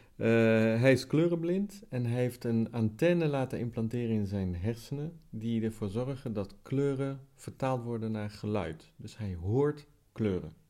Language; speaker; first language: Dutch; non-native, fluent; Italian